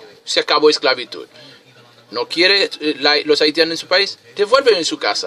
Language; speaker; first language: Spanish; non-native, fluent; Haitian Creole